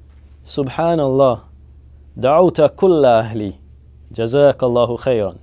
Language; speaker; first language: Arabic; non-native, learner; English